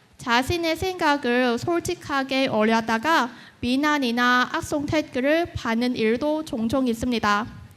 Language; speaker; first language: Korean; non-native, fluent; Vietnamese